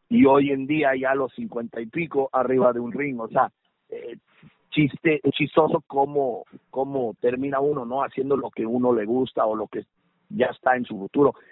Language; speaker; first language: Spanish; early bilingual, heritage; Spanish